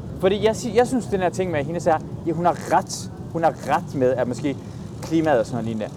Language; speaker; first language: Danish; early bilingual, other home language; Persian